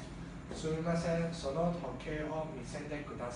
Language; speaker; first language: Japanese; non-native, learner; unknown